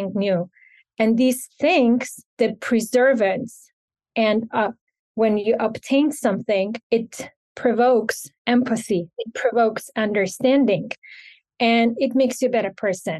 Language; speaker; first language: English; non-native, fluent; Ukrainian